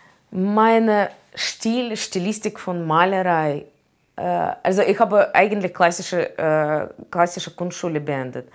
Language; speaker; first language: German; non-native, learner; Russian